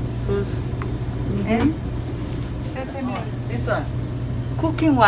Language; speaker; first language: English; non-native, learner; Korean